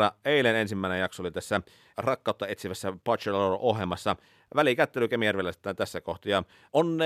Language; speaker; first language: Finnish; native; Finnish